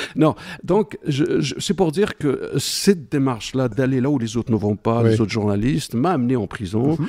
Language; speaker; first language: French; non-native, local second language; Arabic